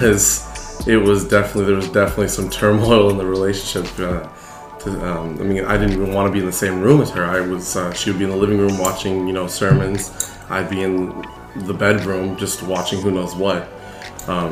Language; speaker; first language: English; native; English